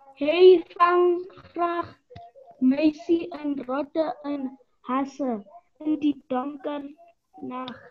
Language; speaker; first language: Afrikaans; non-native, local second language; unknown